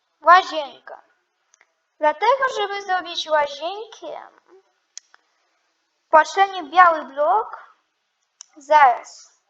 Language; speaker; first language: Polish; non-native, learner; Ukrainian